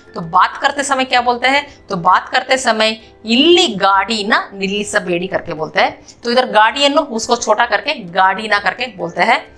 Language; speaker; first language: Hindi; non-native, local second language; Kannada